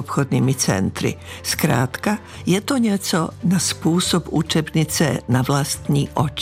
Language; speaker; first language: Czech; non-native, fluent; Serbian